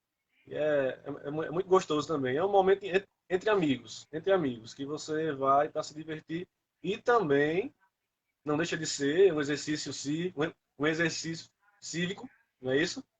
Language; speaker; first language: Portuguese; native; Portuguese